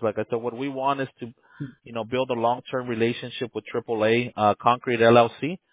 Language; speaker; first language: English; early bilingual, other home language; Spanish